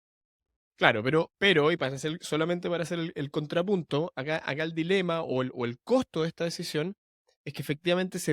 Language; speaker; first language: Spanish; native; Spanish